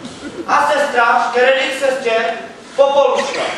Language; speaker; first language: Czech; non-native, learner; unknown